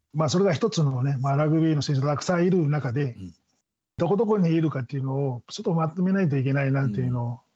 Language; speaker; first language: Japanese; non-native, fluent; Tongan